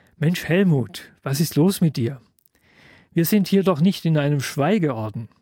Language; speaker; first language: German; native; German